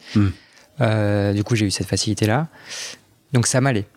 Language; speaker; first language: French; native; French